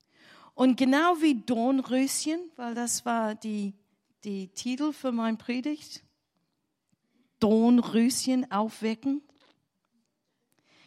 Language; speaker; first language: German; non-native, learner; English